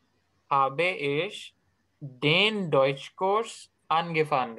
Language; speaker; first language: German; non-native, learner; Urdu